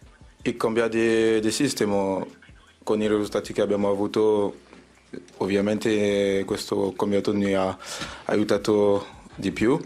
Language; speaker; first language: Italian; non-native, fluent; French